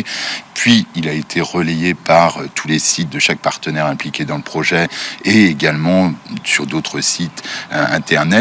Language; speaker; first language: French; native; French